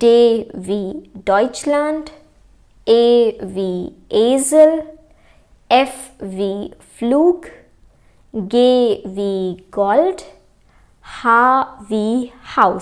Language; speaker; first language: German; non-native, fluent; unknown